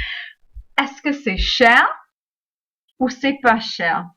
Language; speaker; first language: French; non-native, fluent; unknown